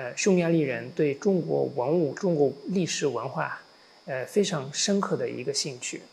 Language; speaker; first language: Chinese; non-native, fluent; Hungarian